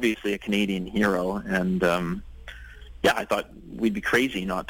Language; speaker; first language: English; native; English